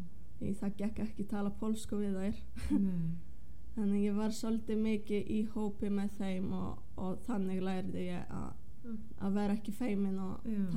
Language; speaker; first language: Icelandic; non-native, fluent; Polish